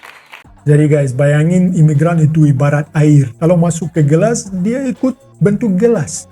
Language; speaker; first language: Indonesian; non-native, fluent; Russian